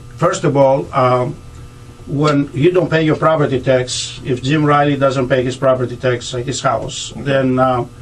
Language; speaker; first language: English; non-native, fluent; Greek